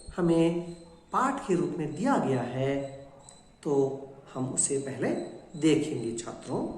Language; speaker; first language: Hindi; non-native, local second language; Kannada